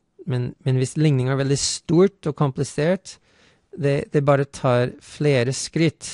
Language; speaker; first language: Norwegian; non-native, fluent; English